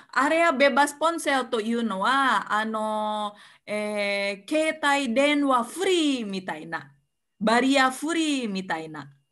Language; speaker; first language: Japanese; non-native, fluent; Indonesian